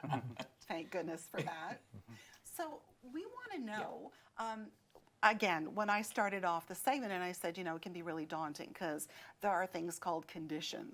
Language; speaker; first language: English; native; English